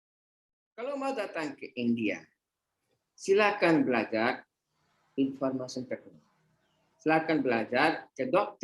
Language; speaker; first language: Indonesian; non-native, fluent; Hindi